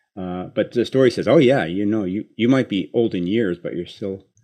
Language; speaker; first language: English; native; English